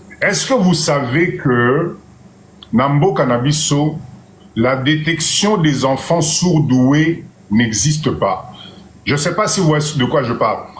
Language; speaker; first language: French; non-native, local second language; Lingala